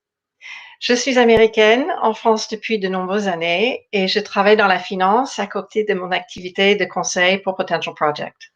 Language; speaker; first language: French; non-native, fluent; English